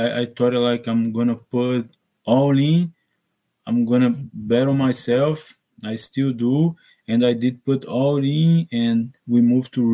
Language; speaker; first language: English; non-native, learner; Portuguese